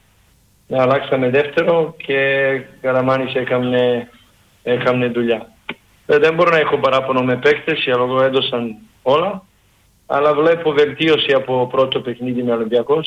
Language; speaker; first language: Greek; non-native, learner; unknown